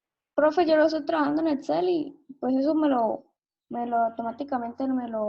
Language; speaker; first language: Spanish; native; Spanish